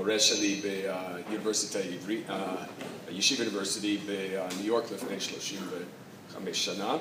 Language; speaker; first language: Hebrew; non-native, fluent; English